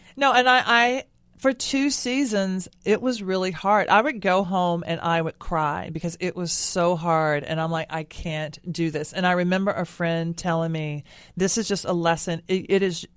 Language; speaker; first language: English; native; English